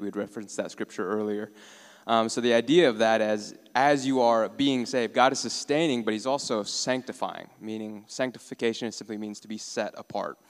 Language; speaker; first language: English; native; English